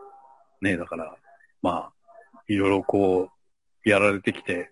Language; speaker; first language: Japanese; native; Japanese